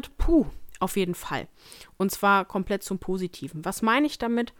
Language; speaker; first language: German; native; German